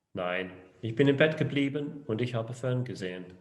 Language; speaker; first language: German; non-native, fluent; English